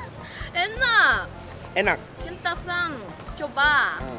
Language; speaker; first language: Indonesian; non-native, learner; Japanese